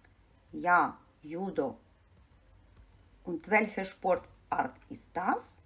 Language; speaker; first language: German; non-native, fluent; Ukrainian